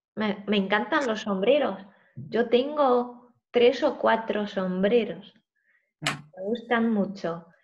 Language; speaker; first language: Spanish; non-native, fluent; Russian